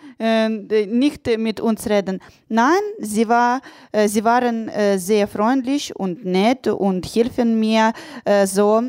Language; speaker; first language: German; non-native, learner; Russian